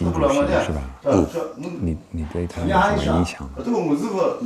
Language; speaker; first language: Chinese; non-native, fluent; Dutch